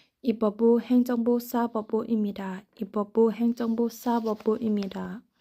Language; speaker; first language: Korean; non-native, learner; Thai